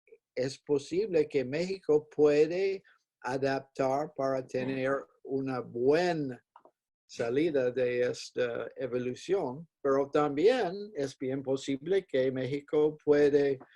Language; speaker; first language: Spanish; non-native, fluent; English